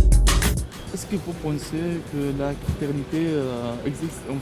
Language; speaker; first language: French; non-native, learner; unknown